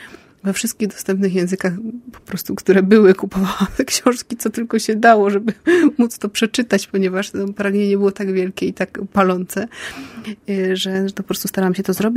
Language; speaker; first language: Polish; native; Polish